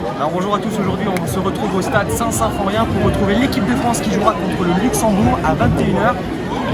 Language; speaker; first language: French; native; French